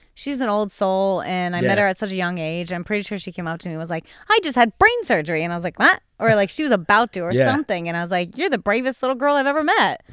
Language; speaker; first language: English; native; English